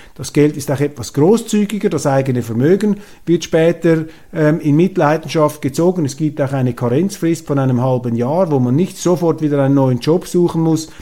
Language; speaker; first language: German; native; German